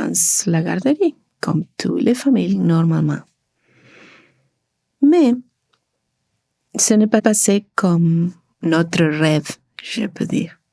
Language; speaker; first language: French; non-native, learner; Spanish